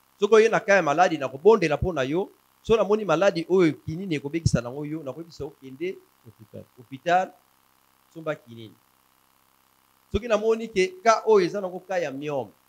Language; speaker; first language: Lingala; non-native, local second language; Kongo